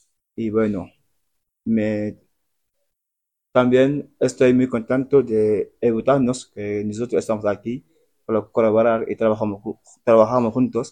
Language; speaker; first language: Spanish; non-native, learner; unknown